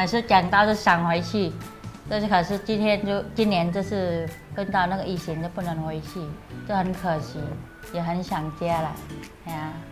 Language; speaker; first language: Chinese; non-native, learner; Vietnamese